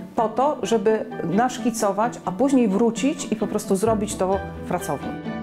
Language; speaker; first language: Polish; native; Polish